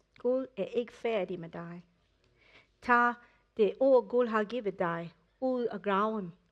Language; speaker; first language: Danish; non-native, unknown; English